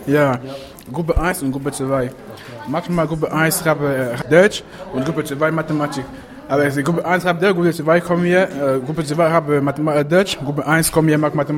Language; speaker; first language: German; non-native, learner; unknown